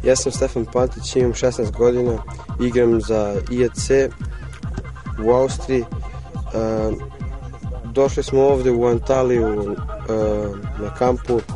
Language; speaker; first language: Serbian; early bilingual, heritage; Serbian